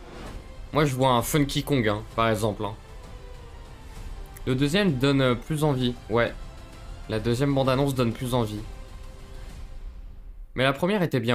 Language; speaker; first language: French; native; French